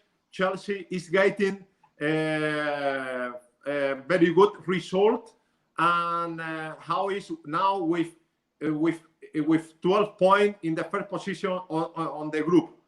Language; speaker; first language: English; non-native, learner; Spanish